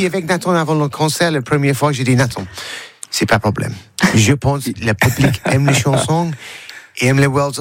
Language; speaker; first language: French; non-native, learner; English